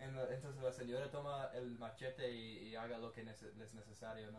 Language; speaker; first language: Spanish; non-native, learner; English